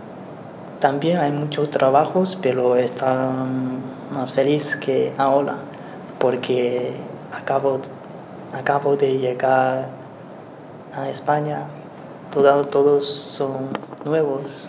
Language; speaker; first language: Spanish; non-native, learner; Chinese